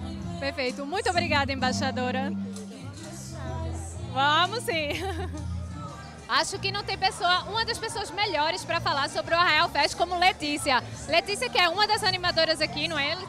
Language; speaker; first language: Portuguese; native; Portuguese